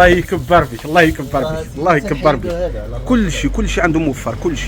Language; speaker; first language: Arabic; native; Arabic